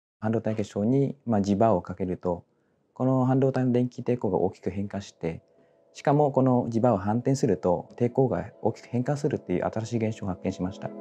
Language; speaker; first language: Japanese; non-native, fluent; Vietnamese